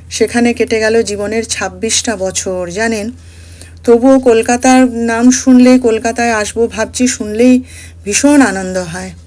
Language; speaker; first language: Bangla; early bilingual, other home language; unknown